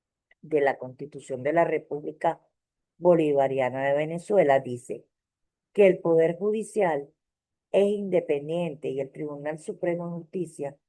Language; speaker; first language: Spanish; native; Spanish